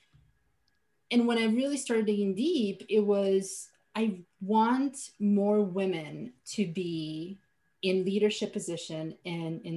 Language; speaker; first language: English; non-native, fluent; Slovenian